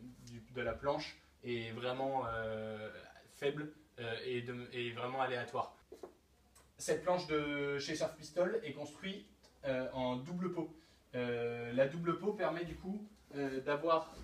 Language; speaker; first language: French; native; French